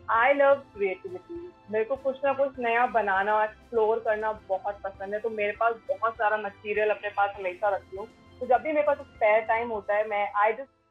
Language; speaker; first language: Hindi; native; Hindi